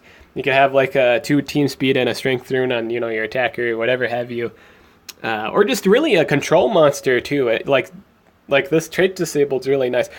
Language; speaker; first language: English; native; English